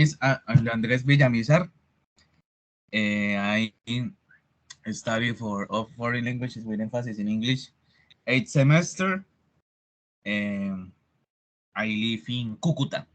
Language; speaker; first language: English; non-native, learner; Spanish